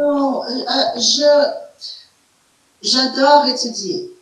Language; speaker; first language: French; non-native, fluent; Portuguese